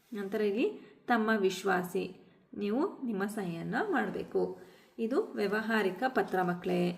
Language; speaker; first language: Kannada; native; Kannada